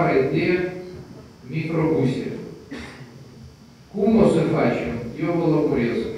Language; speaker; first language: Romanian; non-native, local second language; Russian